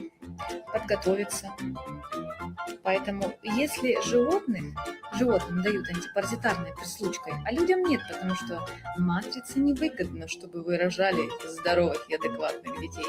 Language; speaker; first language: Russian; native; Russian